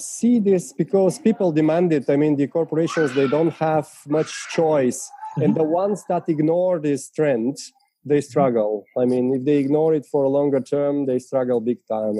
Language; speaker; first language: English; non-native, fluent; Bulgarian